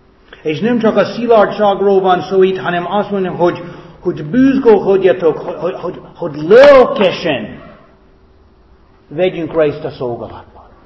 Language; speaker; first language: Hungarian; non-native, fluent; English